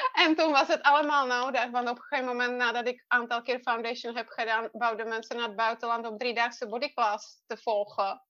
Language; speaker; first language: Dutch; non-native, fluent; Czech